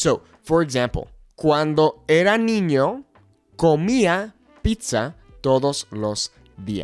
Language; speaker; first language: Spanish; non-native, fluent; English